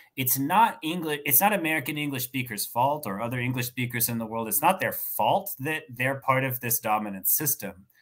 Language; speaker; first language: English; native; English